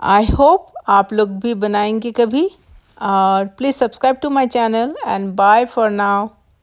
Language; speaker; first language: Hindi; non-native, local second language; Bangla